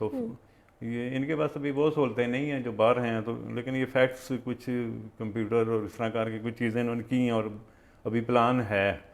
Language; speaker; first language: Urdu; non-native, local second language; Punjabi